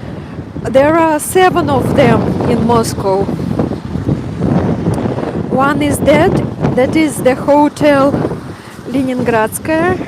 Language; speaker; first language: English; non-native, fluent; Russian